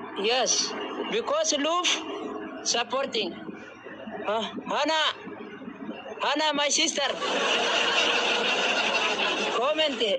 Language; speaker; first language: English; non-native, learner; Oromo